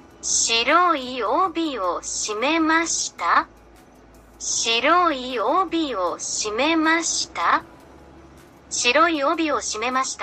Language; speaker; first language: Japanese; non-native, learner; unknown